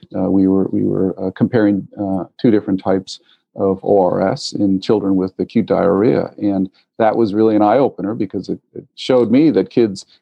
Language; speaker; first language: English; native; English